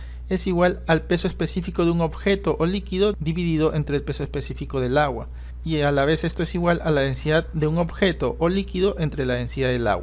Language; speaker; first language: Spanish; native; Spanish